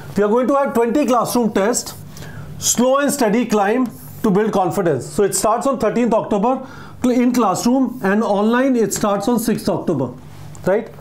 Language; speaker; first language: English; non-native, local second language; Hindi